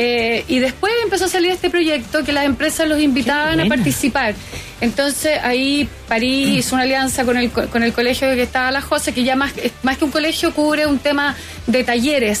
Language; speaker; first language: Spanish; native; Spanish